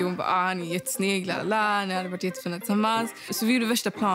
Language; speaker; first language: Swedish; early bilingual, other home language; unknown